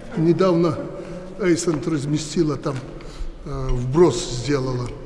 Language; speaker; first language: Russian; native; Russian